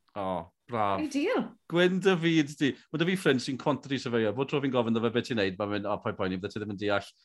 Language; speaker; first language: Welsh; native; Welsh